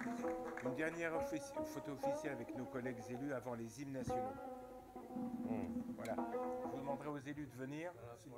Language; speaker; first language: French; native; French